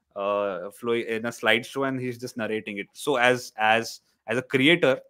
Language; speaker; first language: English; non-native, local second language; Marathi